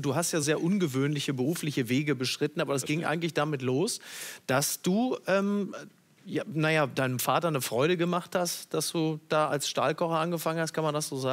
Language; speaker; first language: German; native; German